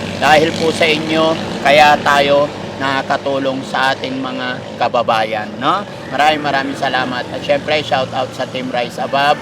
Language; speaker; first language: Filipino; non-native, local second language; Pangasinan